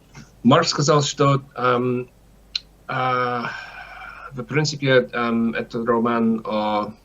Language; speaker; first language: Russian; non-native, learner; English